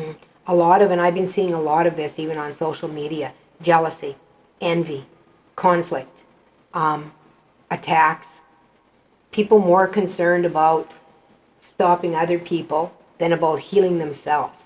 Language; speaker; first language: English; native; English